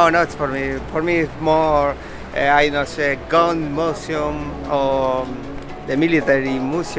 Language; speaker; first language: English; non-native, learner; Spanish